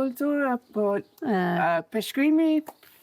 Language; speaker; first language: Albanian; non-native, learner; English